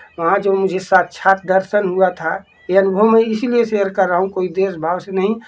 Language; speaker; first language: Hindi; native; Hindi